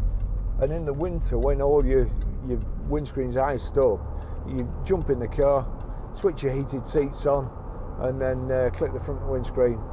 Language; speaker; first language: English; native; English